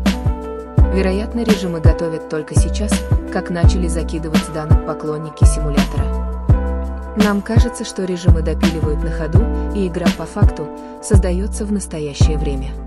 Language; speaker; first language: Russian; native; Russian